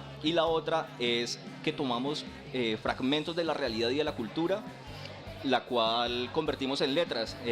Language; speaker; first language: Spanish; native; Spanish